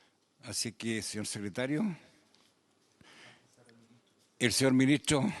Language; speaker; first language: Spanish; native; Spanish